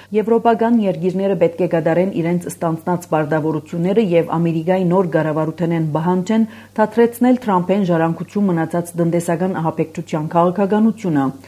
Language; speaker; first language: Armenian; early bilingual, heritage; Armenian